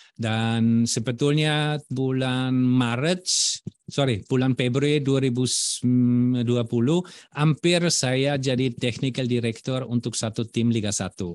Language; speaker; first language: Indonesian; non-native, fluent; German